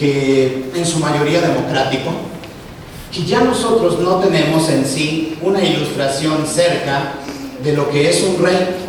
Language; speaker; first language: Spanish; native; Spanish